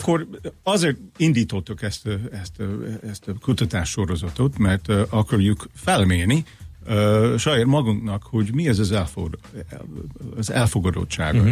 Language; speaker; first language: Hungarian; non-native, fluent; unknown